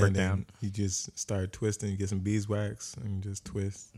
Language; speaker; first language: English; native; English